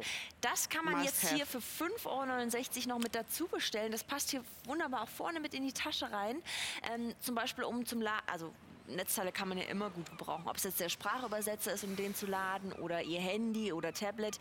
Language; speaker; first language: German; native; German